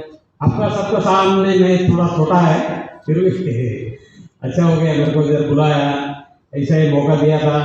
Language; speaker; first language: Hindi; non-native, local second language; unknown